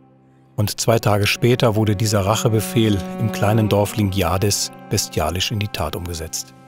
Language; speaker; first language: German; native; German